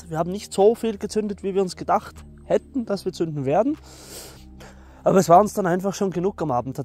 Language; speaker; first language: German; native; German